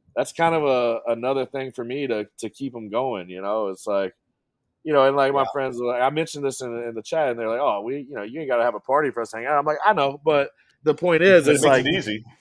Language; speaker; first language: English; native; English